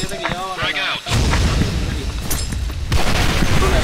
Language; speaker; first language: Spanish; native; Spanish